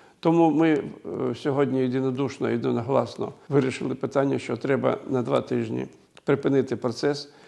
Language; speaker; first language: Ukrainian; native; Ukrainian